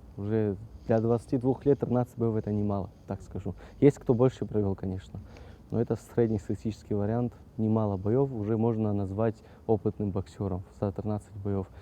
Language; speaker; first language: Russian; non-native, local second language; Abkhazian